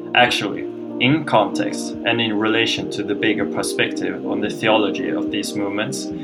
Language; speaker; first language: English; non-native, fluent; Swedish